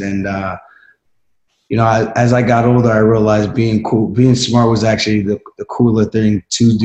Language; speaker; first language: English; native; English